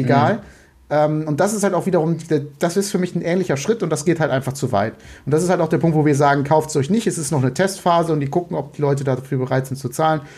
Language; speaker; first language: German; native; German